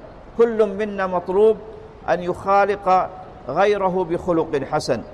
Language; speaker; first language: Arabic; native; Arabic